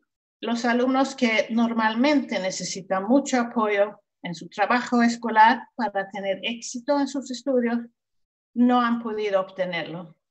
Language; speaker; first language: Spanish; non-native, fluent; Swedish